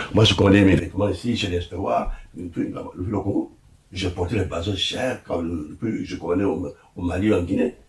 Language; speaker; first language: French; non-native, local second language; Lingala